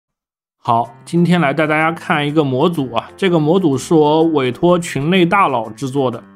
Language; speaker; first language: Chinese; native; Chinese